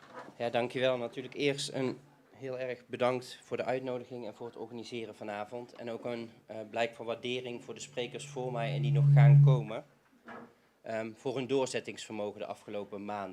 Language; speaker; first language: Dutch; native; Dutch